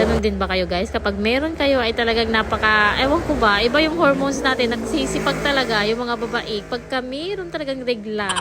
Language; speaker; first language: Filipino; non-native, local second language; Bikol